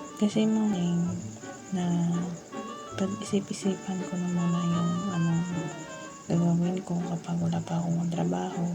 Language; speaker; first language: Filipino; non-native, local second language; Hiligaynon